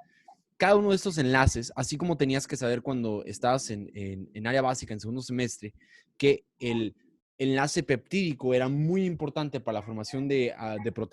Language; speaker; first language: Spanish; native; Spanish